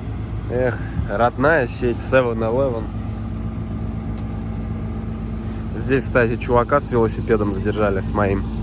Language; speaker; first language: Russian; native; Russian